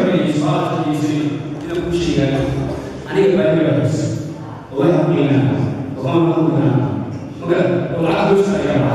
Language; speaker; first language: Indonesian; non-native, learner; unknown